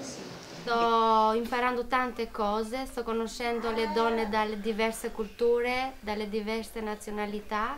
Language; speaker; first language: Italian; non-native, fluent; Albanian